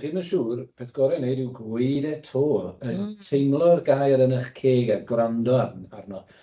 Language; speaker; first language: Welsh; native; Welsh